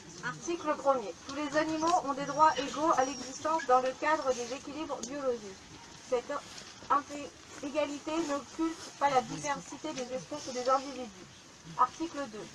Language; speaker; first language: French; native; French